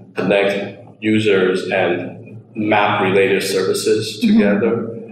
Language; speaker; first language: English; early bilingual, other home language; Chinese